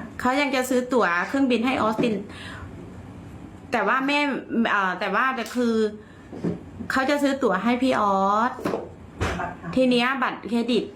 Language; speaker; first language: Thai; native; Thai